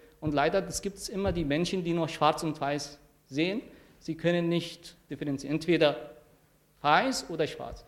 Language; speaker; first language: German; non-native, fluent; Arabic